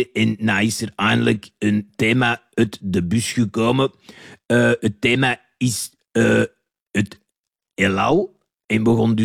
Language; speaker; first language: Dutch; native; Dutch